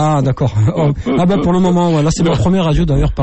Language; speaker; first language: French; native; French